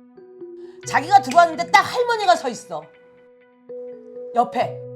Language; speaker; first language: Korean; native; Korean